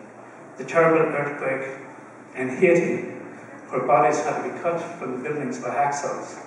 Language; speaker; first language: English; native; English